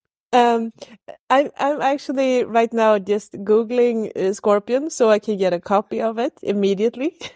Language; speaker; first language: English; non-native, fluent; Swedish